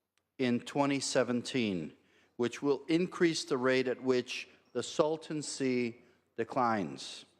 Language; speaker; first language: English; native; English